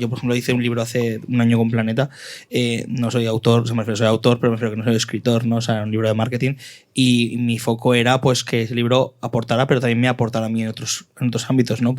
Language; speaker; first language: Spanish; native; Spanish